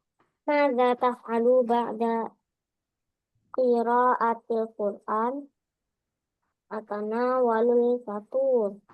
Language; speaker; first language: Arabic; non-native, learner; Indonesian